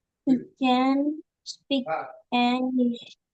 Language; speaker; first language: English; non-native, learner; Indonesian